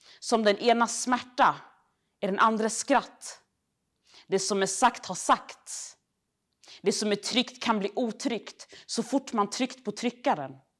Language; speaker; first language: Swedish; early bilingual, other home language; Arabic